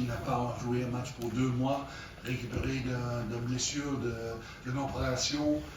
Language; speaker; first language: French; non-native, learner; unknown